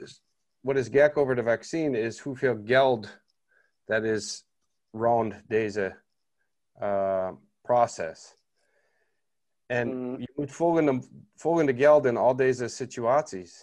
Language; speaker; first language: Dutch; non-native, learner; English